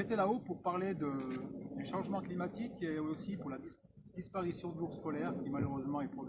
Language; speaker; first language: French; native; French